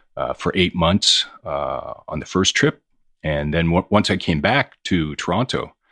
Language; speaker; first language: English; native; English